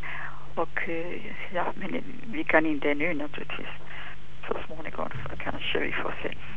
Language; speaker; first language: Swedish; non-native, fluent; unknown